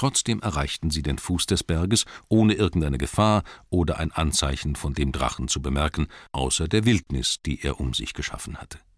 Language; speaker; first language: German; native; German